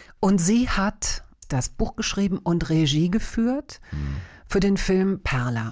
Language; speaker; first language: German; native; German